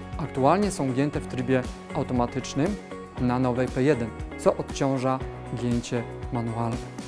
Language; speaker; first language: Polish; native; Polish